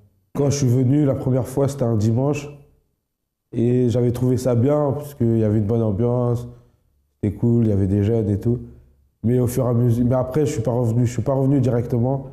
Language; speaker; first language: French; native; French